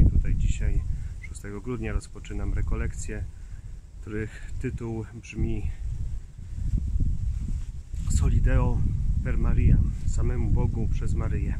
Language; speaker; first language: Polish; native; Polish